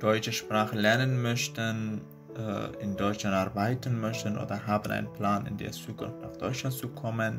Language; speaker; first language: German; non-native, fluent; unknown